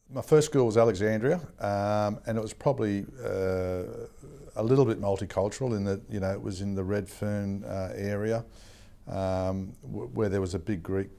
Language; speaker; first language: English; native; English